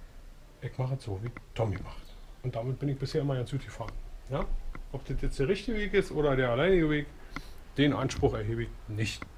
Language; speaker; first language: German; native; German